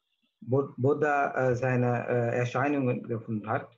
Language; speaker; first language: German; non-native, learner; Tamil